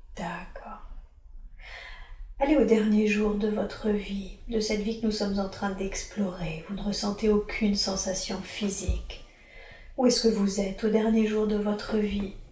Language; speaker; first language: French; native; French